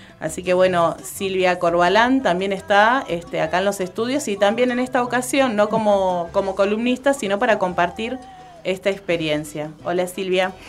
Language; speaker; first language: Spanish; native; Spanish